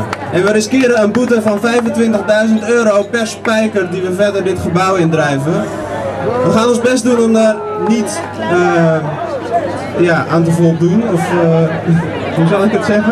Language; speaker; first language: Dutch; native; Dutch